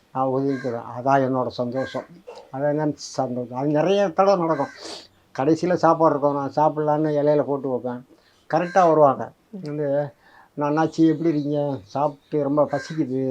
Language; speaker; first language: Tamil; native; Tamil